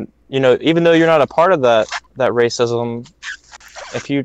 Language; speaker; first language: English; native; English